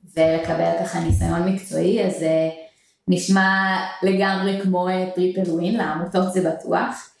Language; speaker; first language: Hebrew; native; Hebrew